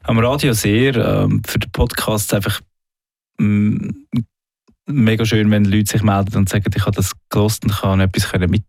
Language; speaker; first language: German; native; German